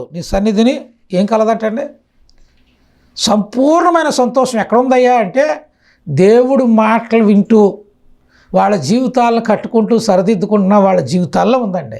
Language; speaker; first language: Telugu; native; Telugu